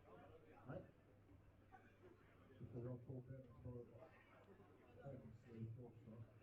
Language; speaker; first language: Swedish; native; Swedish